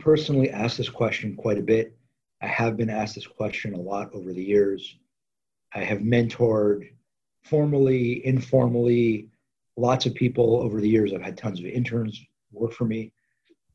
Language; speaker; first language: English; native; English